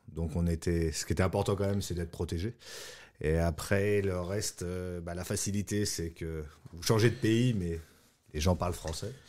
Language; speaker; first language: French; native; French